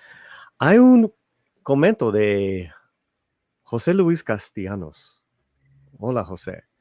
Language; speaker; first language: Spanish; early bilingual, heritage; Spanish